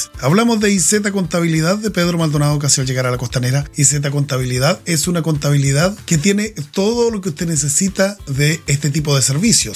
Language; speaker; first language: Spanish; native; Spanish